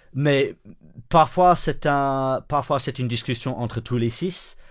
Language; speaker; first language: French; non-native, fluent; English